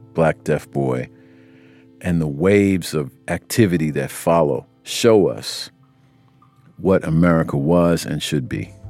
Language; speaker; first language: English; native; English